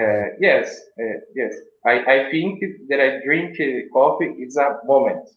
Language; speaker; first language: English; non-native, learner; Portuguese